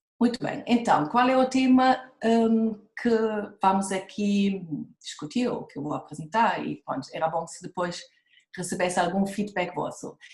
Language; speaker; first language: Portuguese; non-native, fluent; German